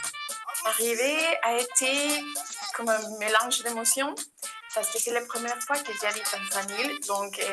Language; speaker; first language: French; non-native, learner; Spanish